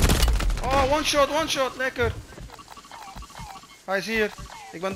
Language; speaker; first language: Dutch; non-native, local second language; Turkish